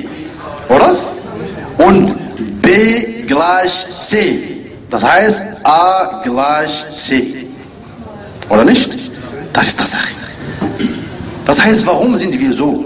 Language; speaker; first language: German; non-native, learner; Arabic